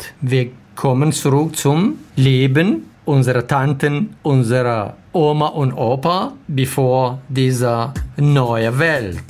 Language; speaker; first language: German; non-native, learner; Arabic